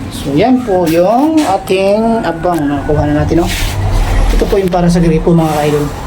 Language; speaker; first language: Filipino; non-native, local second language; Cebuano